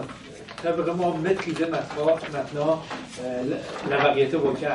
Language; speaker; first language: French; non-native, fluent; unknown